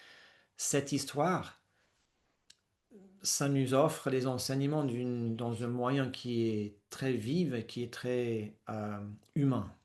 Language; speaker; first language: French; non-native, fluent; English